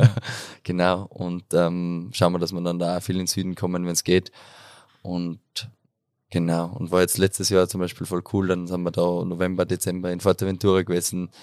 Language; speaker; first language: German; native; German